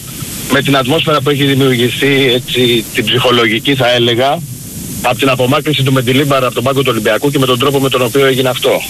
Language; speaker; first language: Greek; native; Greek